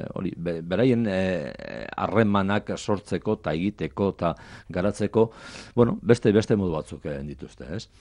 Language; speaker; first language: Basque; non-native, local second language; Spanish